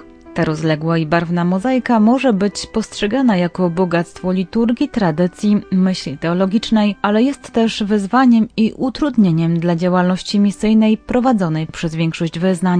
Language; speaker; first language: Polish; native; Polish